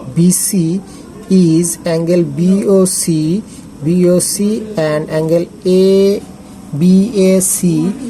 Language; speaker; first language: English; non-native, local second language; Bangla